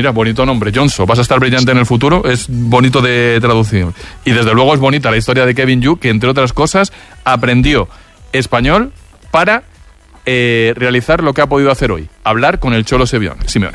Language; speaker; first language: Spanish; native; Spanish